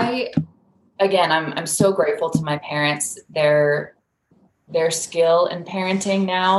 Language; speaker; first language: English; native; English